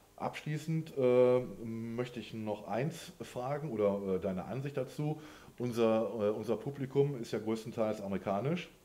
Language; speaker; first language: German; native; German